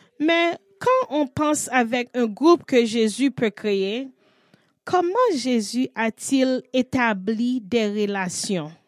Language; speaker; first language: French; non-native, learner; English